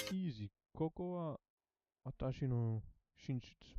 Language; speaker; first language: Japanese; non-native, learner; Filipino